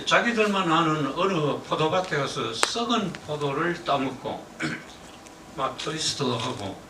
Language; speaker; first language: Korean; native; Korean